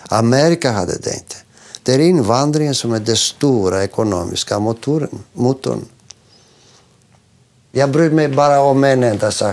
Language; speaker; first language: Swedish; non-native, fluent; Greek